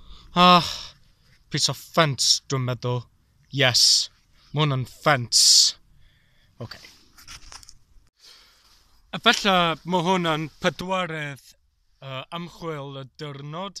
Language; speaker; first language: Welsh; non-native, local second language; English